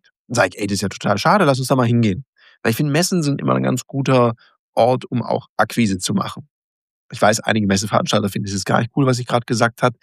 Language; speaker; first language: German; native; German